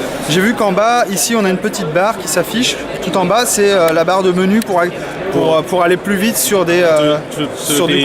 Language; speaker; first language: French; native; French